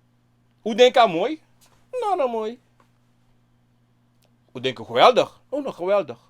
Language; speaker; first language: Dutch; non-native, local second language; Sranan Tongo